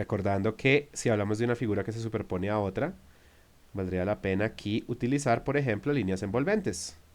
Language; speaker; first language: Spanish; native; Spanish